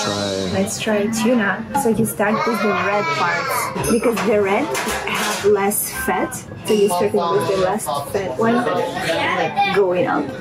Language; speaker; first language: English; non-native, fluent; Russian